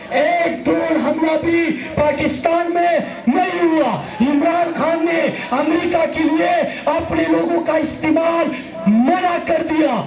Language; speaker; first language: Urdu; non-native, local second language; Pashto